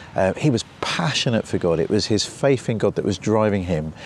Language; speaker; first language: English; native; English